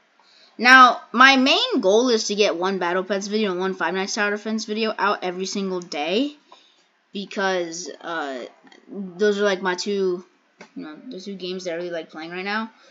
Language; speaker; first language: English; native; English